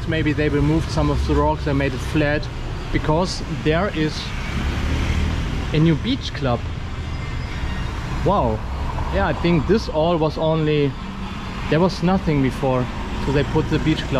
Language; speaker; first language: English; non-native, fluent; German